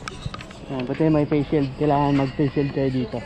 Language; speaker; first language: Filipino; native; Filipino